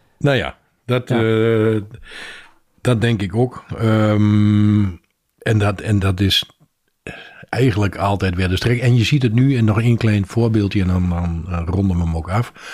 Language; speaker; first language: Dutch; native; Dutch